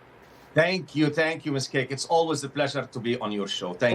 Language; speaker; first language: English; non-native, fluent; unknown